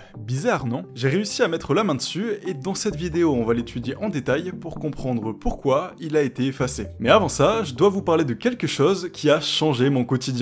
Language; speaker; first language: French; native; French